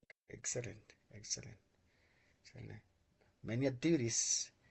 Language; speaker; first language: English; non-native, learner; Spanish